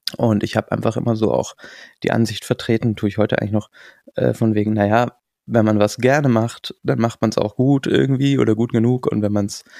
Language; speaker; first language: German; native; German